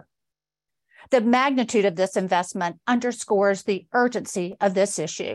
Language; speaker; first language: English; native; English